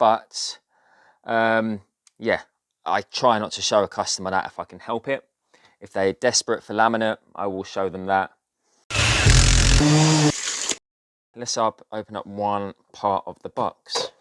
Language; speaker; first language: English; native; English